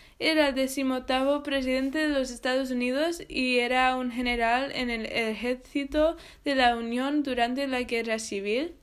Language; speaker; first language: Spanish; non-native, fluent; English